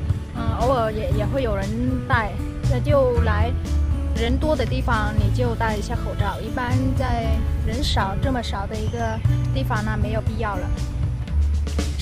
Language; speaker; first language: Chinese; non-native, fluent; Vietnamese